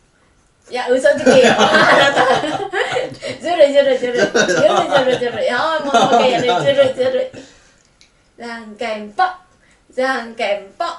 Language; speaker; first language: Japanese; non-native, learner; Vietnamese